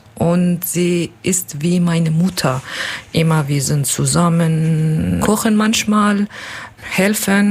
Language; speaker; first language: German; non-native, learner; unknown